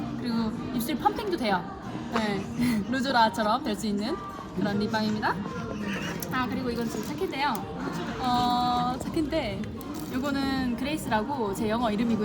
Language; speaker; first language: Korean; native; Korean